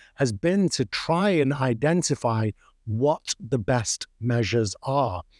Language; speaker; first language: English; native; English